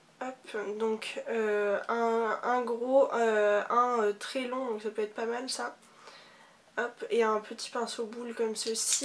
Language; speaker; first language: French; native; French